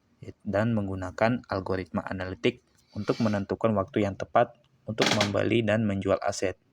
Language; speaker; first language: Indonesian; native; Indonesian